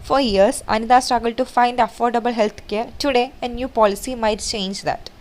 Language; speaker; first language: English; non-native, local second language; Malayalam